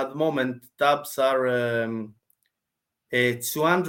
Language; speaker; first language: English; non-native, learner; Italian